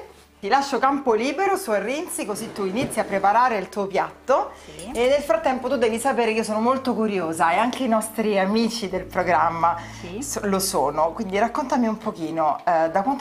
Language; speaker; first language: Italian; native; Italian